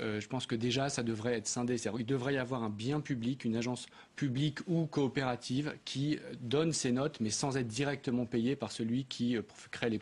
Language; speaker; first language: French; native; French